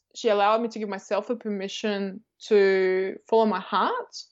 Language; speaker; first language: English; early bilingual, other home language; Russian